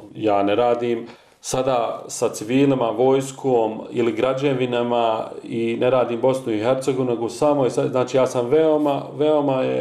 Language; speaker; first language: Croatian; native; Croatian